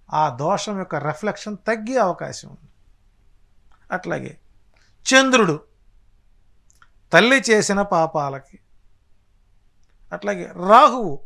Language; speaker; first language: Telugu; native; Telugu